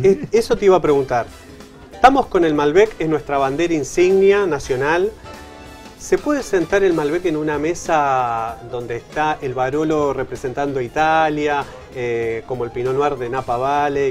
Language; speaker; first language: Spanish; native; Spanish